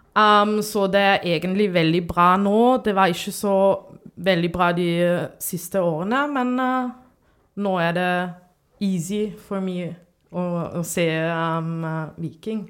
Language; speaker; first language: Norwegian; non-native, fluent; German